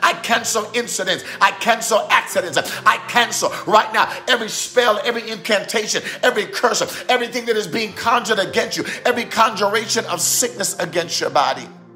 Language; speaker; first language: English; native; English